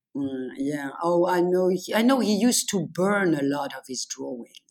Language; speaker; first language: English; non-native, fluent; French